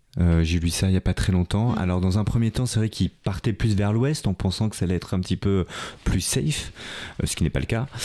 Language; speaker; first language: French; native; French